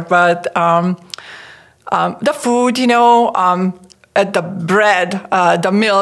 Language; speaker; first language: English; non-native, fluent; Hungarian